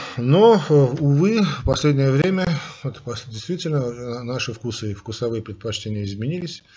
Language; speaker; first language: Russian; non-native, local second language; Armenian